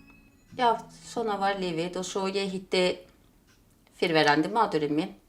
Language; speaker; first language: Icelandic; non-native, fluent; Turkish